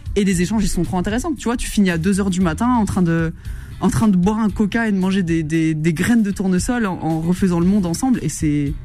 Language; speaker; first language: French; native; French